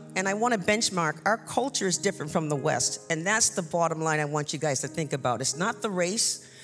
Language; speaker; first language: English; native; English